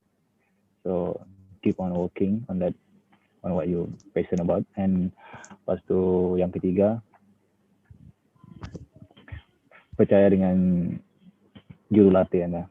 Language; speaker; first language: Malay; non-native, local second language; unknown